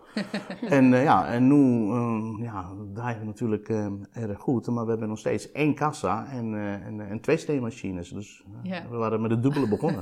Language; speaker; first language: Dutch; non-native, fluent; Italian